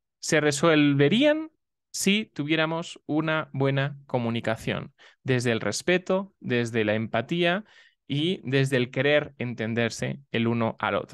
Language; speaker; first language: Spanish; native; Spanish